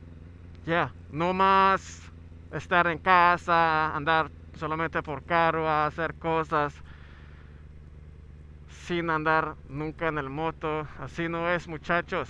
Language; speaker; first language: Spanish; non-native, fluent; Swedish